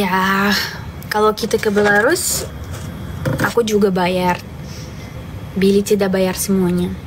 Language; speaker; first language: Indonesian; non-native, fluent; Russian